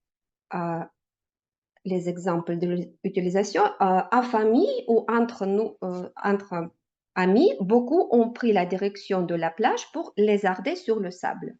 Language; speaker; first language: French; non-native, learner; Russian